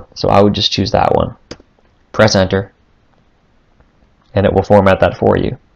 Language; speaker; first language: English; native; English